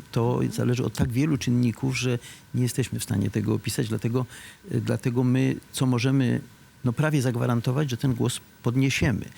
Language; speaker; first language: Polish; native; Polish